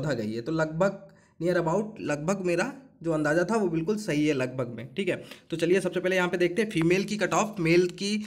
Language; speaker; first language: Hindi; native; Hindi